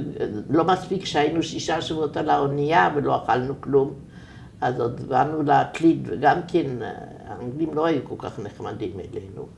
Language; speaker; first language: Hebrew; non-native, fluent; German